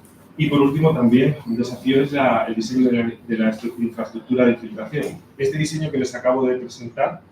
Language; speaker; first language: Spanish; native; Spanish